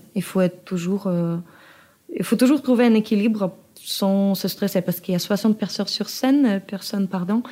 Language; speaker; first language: French; non-native, fluent; Kazakh